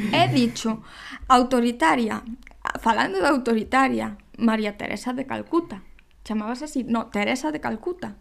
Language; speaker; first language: Galician; non-native, local second language; Spanish